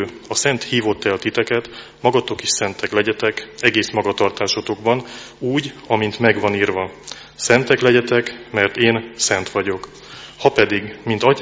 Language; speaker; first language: Hungarian; native; Hungarian